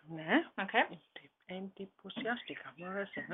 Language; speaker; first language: Greek; non-native, learner; German